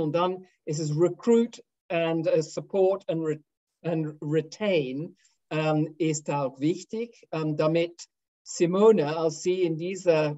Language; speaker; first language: German; non-native, fluent; English